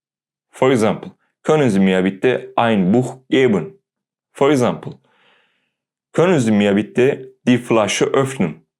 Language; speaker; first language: German; non-native, learner; Turkish